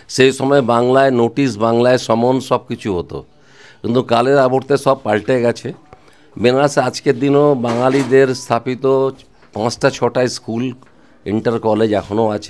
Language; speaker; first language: Bangla; non-native, local second language; Hindi